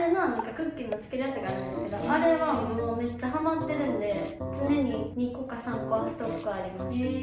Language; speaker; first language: Japanese; native; Japanese